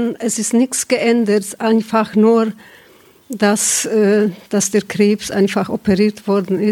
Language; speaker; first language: German; non-native, fluent; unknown